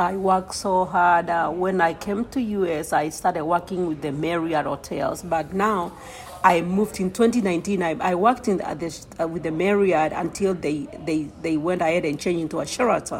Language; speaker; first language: English; non-native, local second language; Kamba